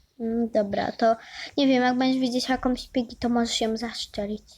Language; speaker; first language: Polish; native; Polish